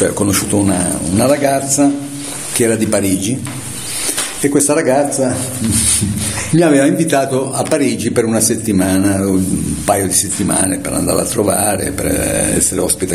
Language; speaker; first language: Italian; native; Italian